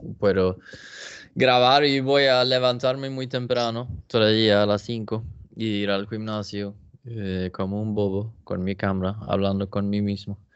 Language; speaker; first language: Spanish; non-native, learner; Swedish